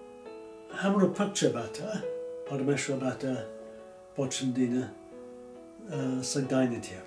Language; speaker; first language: Nepali; non-native, fluent; English